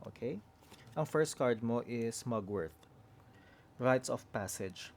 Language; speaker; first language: English; non-native, local second language; Filipino